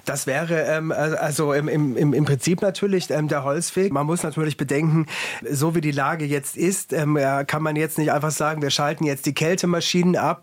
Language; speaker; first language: German; native; German